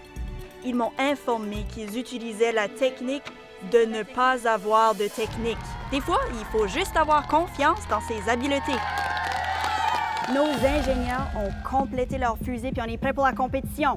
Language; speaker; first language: French; native; French